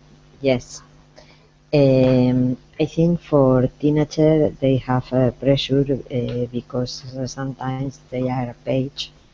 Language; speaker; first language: English; non-native, learner; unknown